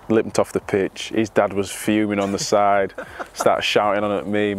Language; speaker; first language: English; native; English